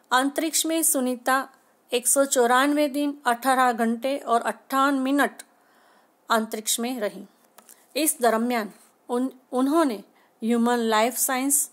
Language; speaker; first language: Hindi; non-native, local second language; Gujarati